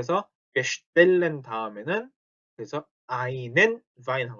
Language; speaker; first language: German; non-native, fluent; Korean